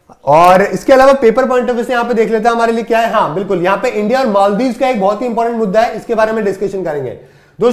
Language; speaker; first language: Hindi; native; Hindi